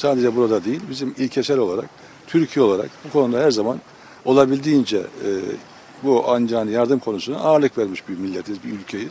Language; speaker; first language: Turkish; native; Turkish